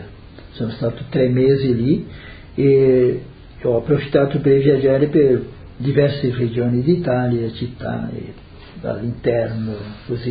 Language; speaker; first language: Italian; early bilingual, heritage; Portuguese